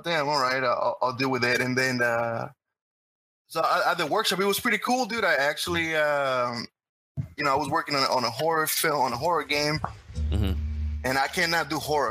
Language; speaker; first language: English; non-native, fluent; Spanish